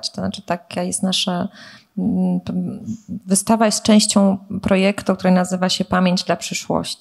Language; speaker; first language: Polish; native; Polish